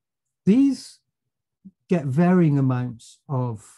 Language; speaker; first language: English; native; English